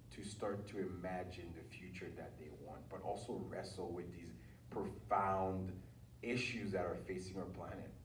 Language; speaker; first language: English; early bilingual, other home language; Haitian Creole